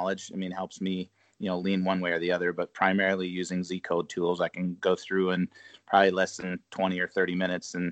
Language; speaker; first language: English; native; English